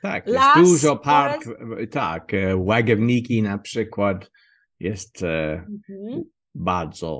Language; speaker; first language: Polish; non-native, learner; English